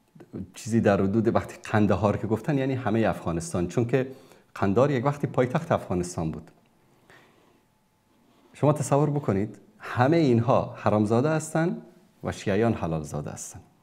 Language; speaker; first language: Persian; native; Persian